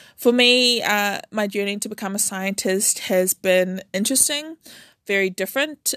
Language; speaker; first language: English; native; English